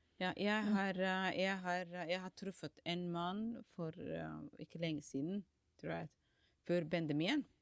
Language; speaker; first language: Norwegian; non-native, fluent; Somali